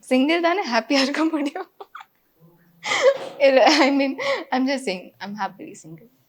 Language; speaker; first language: Tamil; non-native, fluent; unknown